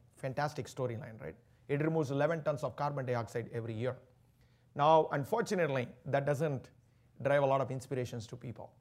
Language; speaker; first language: English; non-native, local second language; Tamil